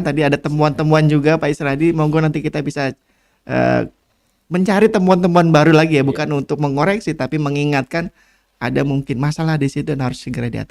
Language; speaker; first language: Indonesian; native; Indonesian